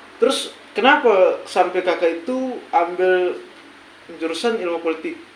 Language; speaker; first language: Indonesian; native; Indonesian